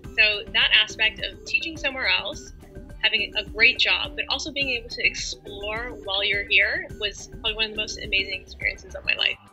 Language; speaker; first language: English; native; English